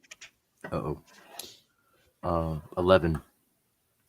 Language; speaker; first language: English; native; English